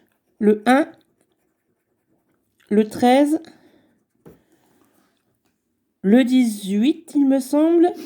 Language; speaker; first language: French; native; French